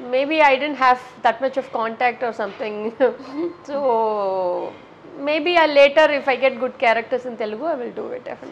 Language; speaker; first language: Telugu; non-native, local second language; Tamil